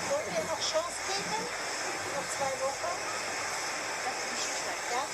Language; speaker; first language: German; non-native, fluent; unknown